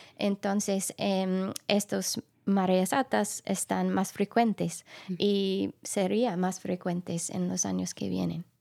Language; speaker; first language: Spanish; non-native, learner; English